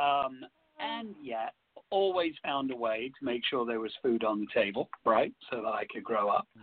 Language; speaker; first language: English; native; English